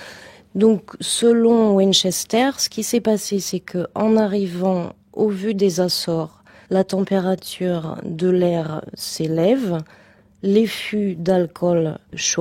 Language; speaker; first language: French; native; French